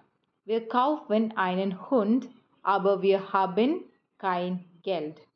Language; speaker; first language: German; non-native, learner; Malayalam